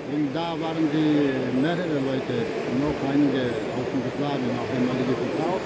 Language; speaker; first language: German; non-native, learner; Albanian